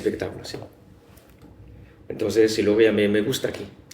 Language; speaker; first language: Spanish; non-native, learner; Chinese